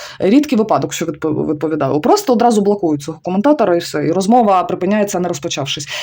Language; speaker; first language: Ukrainian; non-native, local second language; Russian